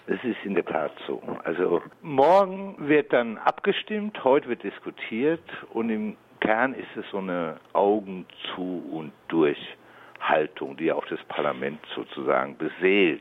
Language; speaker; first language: German; native; German